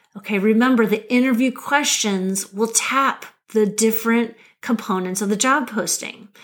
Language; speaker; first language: English; native; English